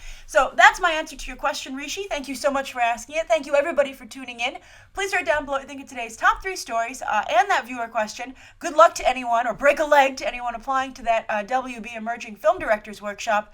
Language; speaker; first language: English; native; English